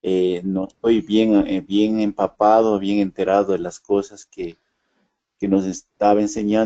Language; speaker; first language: Spanish; native; Spanish